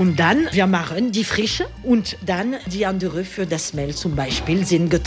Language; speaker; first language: German; non-native, fluent; French